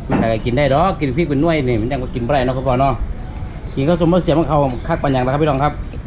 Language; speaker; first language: Thai; native; Thai